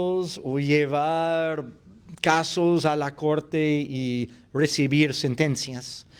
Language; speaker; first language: Spanish; non-native, fluent; English